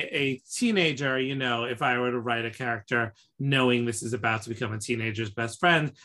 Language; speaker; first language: English; native; English